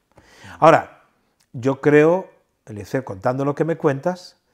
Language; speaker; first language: Spanish; native; Spanish